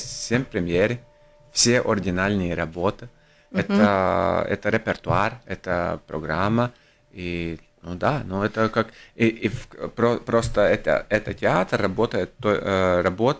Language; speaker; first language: Russian; non-native, local second language; Latvian